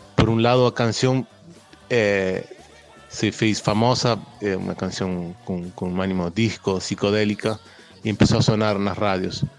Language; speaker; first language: Portuguese; non-native, learner; Spanish